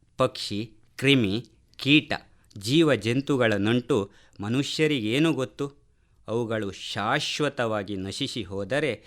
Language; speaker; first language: Kannada; native; Kannada